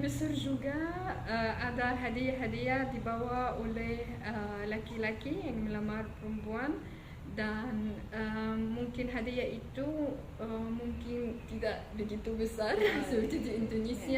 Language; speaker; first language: Indonesian; non-native, fluent; Arabic